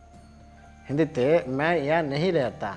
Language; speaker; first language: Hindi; non-native, local second language; Bangla